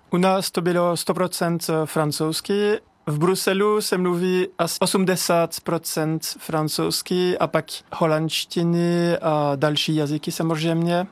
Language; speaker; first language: Czech; non-native, fluent; French